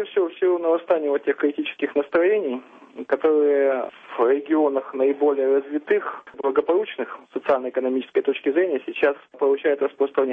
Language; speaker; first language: Russian; native; Russian